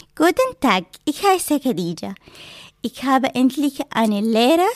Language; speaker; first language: German; non-native, learner; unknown